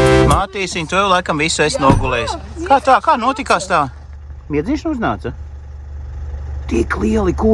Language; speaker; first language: Latvian; native; Latvian